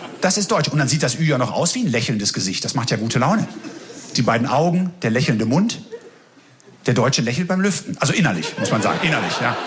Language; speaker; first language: German; native; German